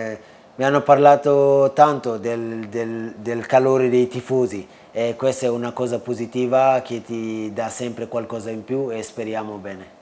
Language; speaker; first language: Italian; non-native, fluent; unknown